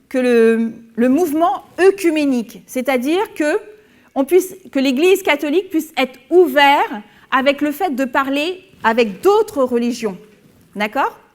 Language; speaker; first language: French; native; French